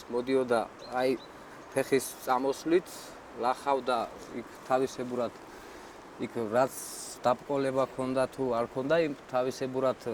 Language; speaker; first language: Georgian; native; Georgian